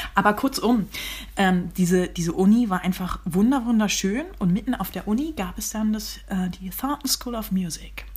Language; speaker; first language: German; native; German